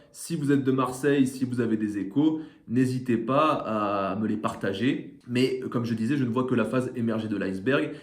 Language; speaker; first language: French; native; French